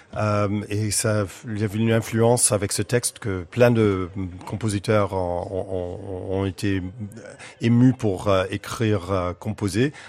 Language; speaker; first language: French; non-native, fluent; English